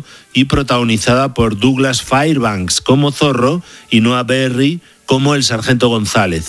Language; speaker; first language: Spanish; native; Spanish